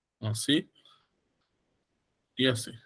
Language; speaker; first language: Spanish; native; Spanish